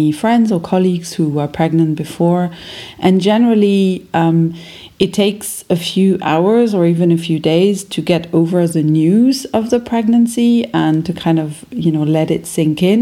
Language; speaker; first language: English; non-native, fluent; French